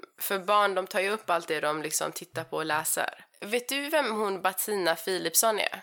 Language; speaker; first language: Swedish; early bilingual, heritage; Swedish